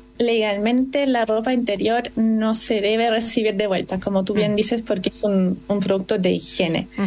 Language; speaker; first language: Spanish; non-native, fluent; German